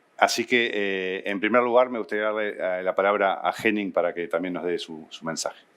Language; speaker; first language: Spanish; native; Spanish